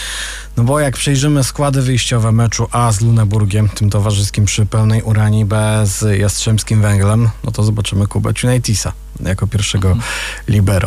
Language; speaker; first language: Polish; native; Polish